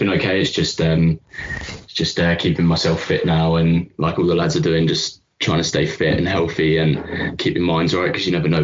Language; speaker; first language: English; native; English